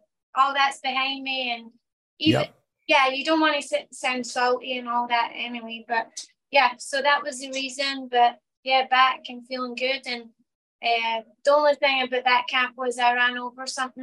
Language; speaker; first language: English; native; English